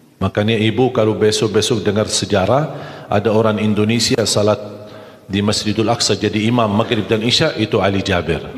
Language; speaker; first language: Malay; non-native, fluent; Arabic